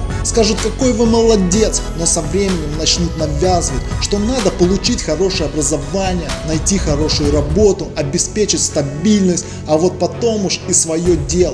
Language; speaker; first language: Russian; native; Russian